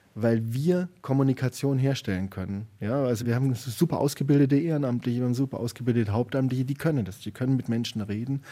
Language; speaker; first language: German; native; German